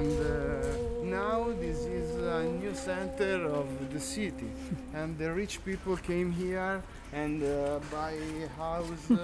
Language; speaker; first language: English; non-native, learner; Italian